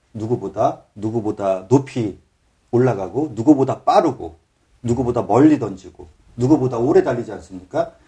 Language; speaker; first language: Korean; native; Korean